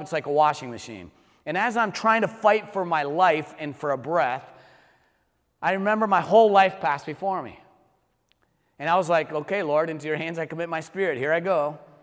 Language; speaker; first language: English; early bilingual, heritage; English